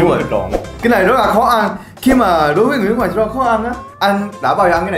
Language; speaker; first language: Vietnamese; non-native, fluent; Korean